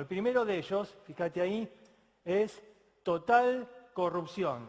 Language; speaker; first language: Spanish; native; Spanish